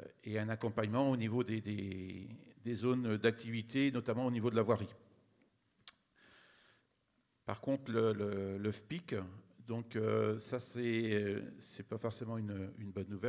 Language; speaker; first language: French; native; French